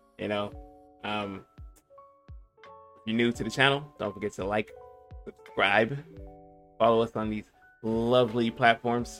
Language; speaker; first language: English; native; English